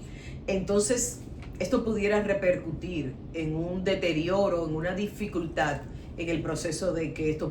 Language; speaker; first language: Spanish; native; Spanish